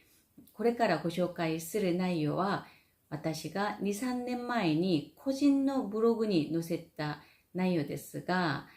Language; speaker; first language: Japanese; non-native, fluent; Korean